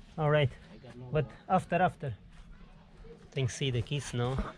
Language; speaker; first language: English; non-native, learner; Portuguese